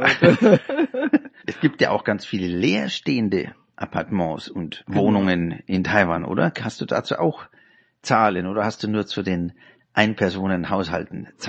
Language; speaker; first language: German; native; German